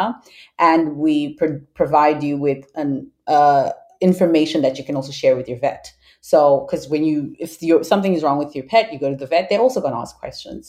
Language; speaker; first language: English; non-native, local second language; Shona